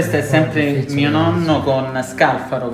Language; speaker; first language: Italian; native; Italian